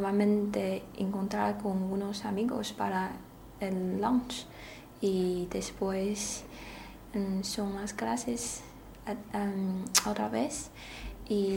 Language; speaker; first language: Spanish; non-native, learner; Chinese